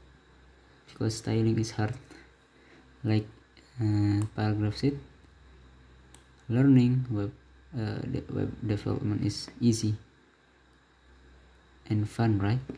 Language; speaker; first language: English; non-native, learner; Indonesian